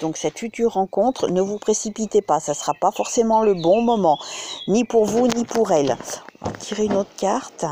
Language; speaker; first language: French; native; French